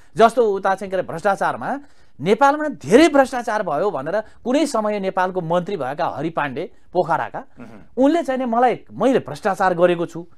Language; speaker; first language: Nepali; native; Nepali